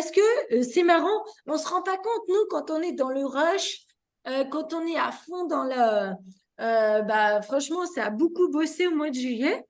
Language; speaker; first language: French; native; French